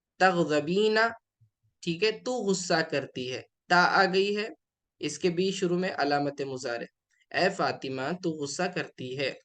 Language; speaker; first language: Urdu; native; Urdu